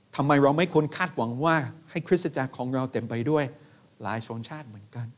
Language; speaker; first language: Thai; non-native, fluent; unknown